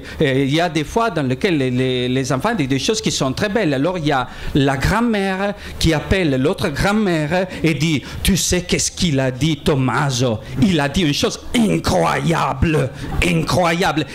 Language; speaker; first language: French; non-native, fluent; Italian